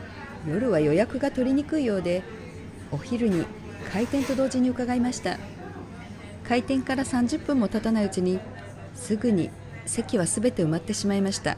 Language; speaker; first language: Japanese; native; Japanese